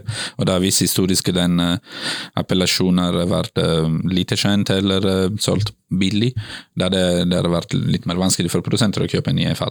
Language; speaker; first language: Norwegian; non-native, fluent; Italian